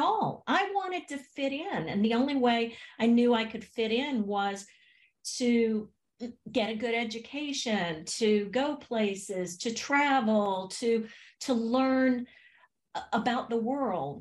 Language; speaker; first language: English; native; English